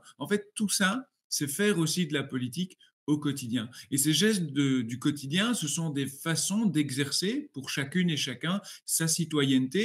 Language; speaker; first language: French; native; French